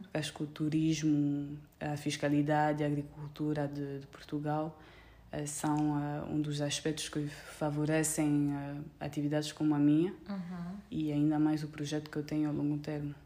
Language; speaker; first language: Portuguese; non-native, fluent; French